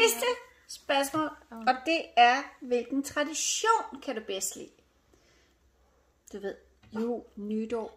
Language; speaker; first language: Danish; native; Danish